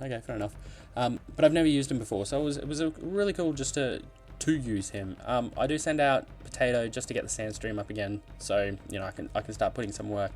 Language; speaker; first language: English; native; English